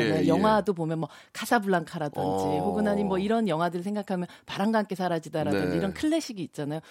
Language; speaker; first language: Korean; native; Korean